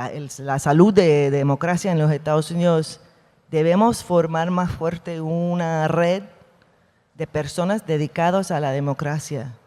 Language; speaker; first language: Spanish; non-native, fluent; English